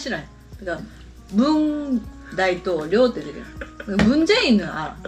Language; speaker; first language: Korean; non-native, learner; Japanese